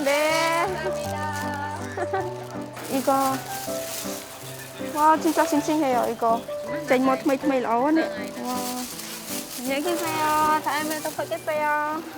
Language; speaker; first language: Korean; non-native, learner; Khmer